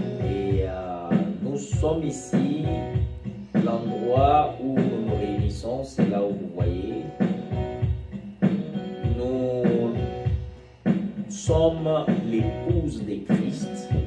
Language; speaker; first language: French; non-native, local second language; Lingala